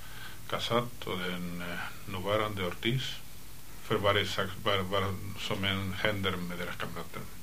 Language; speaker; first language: Swedish; non-native, fluent; Spanish